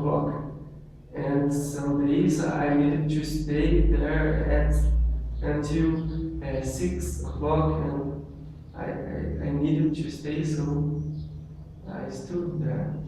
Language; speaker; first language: English; non-native, learner; Portuguese